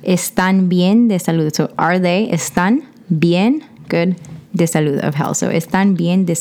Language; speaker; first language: Spanish; non-native, learner; English